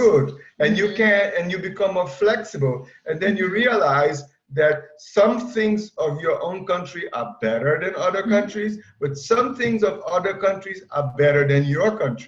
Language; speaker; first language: English; non-native, fluent; Portuguese